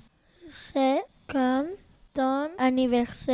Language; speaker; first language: French; non-native, learner; Spanish